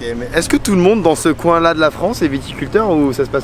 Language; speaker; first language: French; native; French